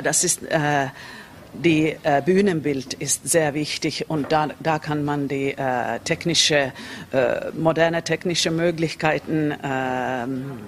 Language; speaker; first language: German; non-native, learner; Finnish